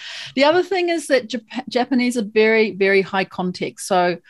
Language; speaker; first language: English; native; English